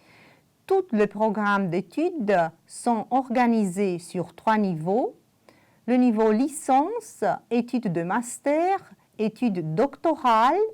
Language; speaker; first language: French; non-native, fluent; Romanian